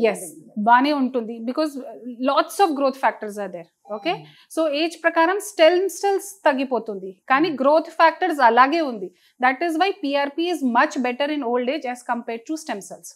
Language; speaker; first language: Telugu; non-native, fluent; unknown